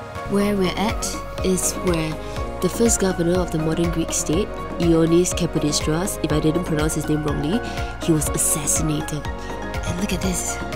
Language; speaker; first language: English; non-native, local second language; Chinese